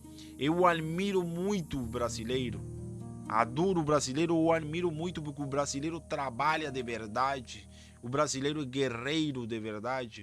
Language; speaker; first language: Portuguese; non-native, fluent; Spanish